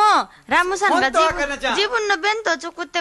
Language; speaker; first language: Japanese; non-native, learner; Nepali